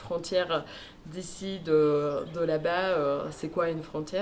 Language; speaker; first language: French; native; French